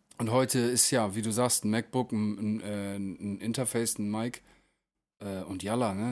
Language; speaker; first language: German; native; German